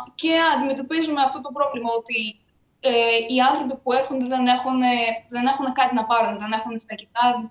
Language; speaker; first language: Greek; non-native, fluent; Ukrainian